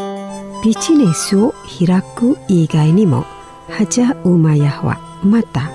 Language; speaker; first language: Japanese; non-native, fluent; Indonesian